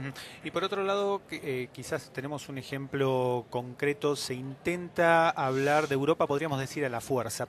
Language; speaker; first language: Spanish; native; Spanish